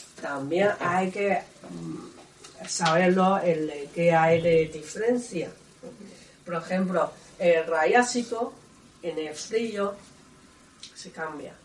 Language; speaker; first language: Spanish; non-native, learner; Chinese